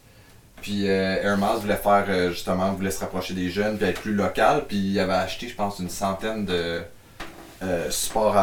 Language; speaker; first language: French; native; French